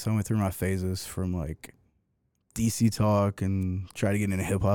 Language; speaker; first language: English; native; English